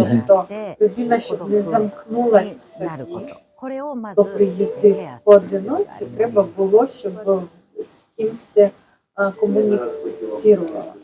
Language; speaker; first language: Ukrainian; non-native, fluent; Japanese